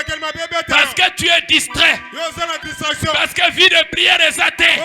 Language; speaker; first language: French; non-native, local second language; Lingala